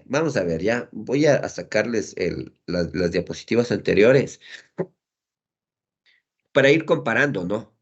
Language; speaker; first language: Spanish; native; Spanish